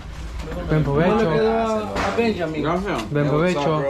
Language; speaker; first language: Spanish; non-native, learner; English